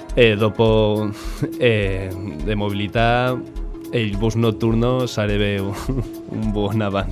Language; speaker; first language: Italian; non-native, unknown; Spanish